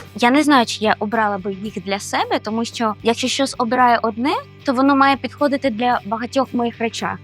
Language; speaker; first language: Ukrainian; non-native, fluent; Spanish